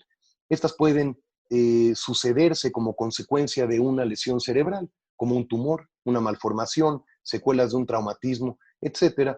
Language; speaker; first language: Spanish; native; Spanish